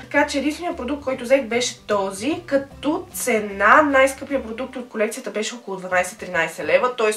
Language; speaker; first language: Bulgarian; native; Bulgarian